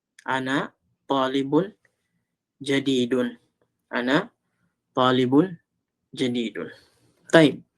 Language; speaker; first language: Arabic; non-native, fluent; Filipino